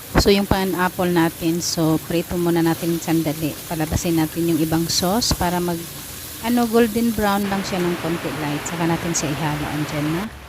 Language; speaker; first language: Filipino; non-native, local second language; Cebuano